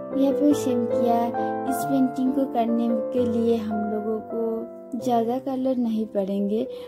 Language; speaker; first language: Hindi; non-native, local second language; Bangla